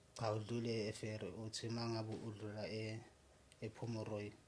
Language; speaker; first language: Zulu; native; Zulu